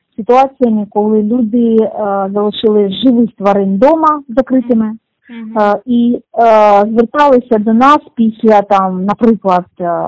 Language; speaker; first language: Ukrainian; non-native, local second language; Russian